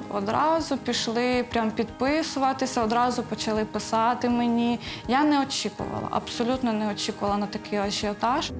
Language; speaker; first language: Ukrainian; native; Ukrainian